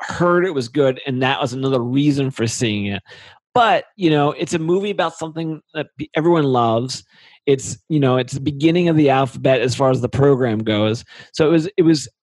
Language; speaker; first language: English; native; English